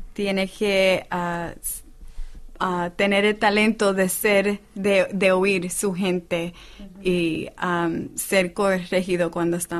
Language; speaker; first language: Spanish; non-native, fluent; English